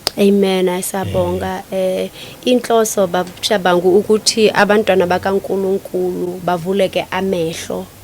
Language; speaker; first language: Zulu; non-native, local second language; Southern Sotho